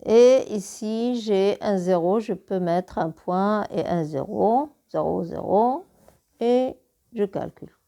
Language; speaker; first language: French; non-native, local second language; Arabic